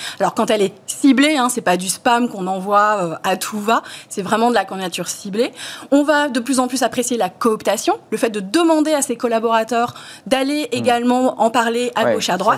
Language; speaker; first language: French; native; French